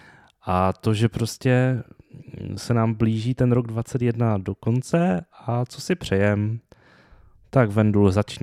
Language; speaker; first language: Czech; native; Czech